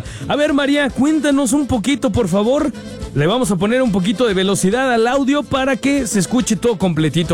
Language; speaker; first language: Spanish; native; Spanish